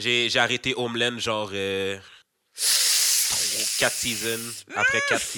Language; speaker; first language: French; native; French